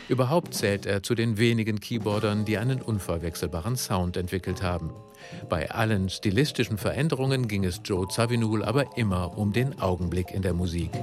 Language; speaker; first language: German; native; German